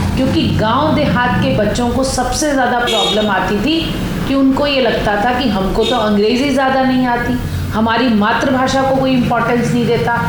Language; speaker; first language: Hindi; native; Hindi